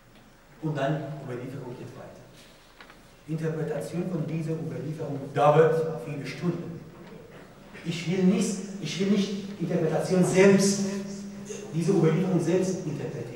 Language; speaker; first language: German; non-native, fluent; Persian